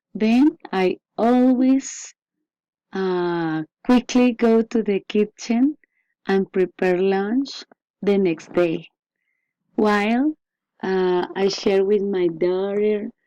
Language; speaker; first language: English; non-native, learner; Spanish